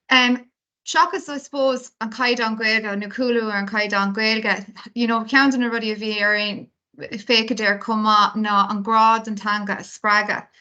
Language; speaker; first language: Irish; non-native, local second language; English